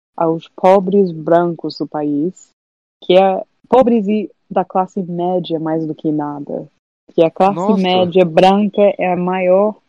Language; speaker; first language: Portuguese; non-native, fluent; English